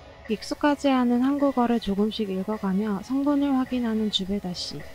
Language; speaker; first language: Korean; native; Korean